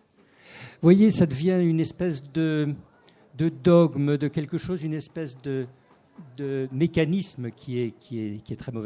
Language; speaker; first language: French; native; French